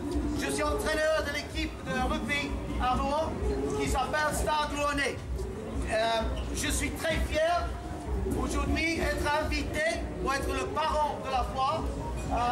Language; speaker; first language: French; non-native, fluent; English